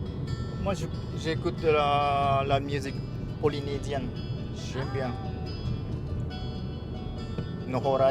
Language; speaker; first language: French; non-native, learner; Japanese